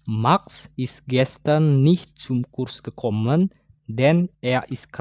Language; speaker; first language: German; non-native, fluent; Indonesian